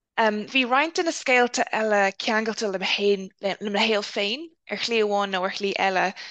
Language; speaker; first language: Irish; non-native, local second language; English